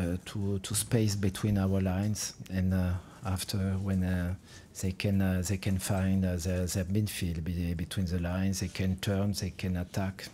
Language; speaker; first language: English; non-native, fluent; French